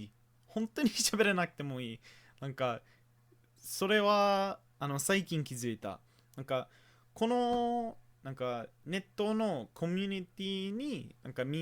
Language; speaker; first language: Japanese; non-native, fluent; English